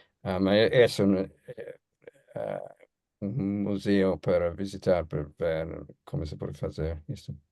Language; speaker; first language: Portuguese; non-native, learner; English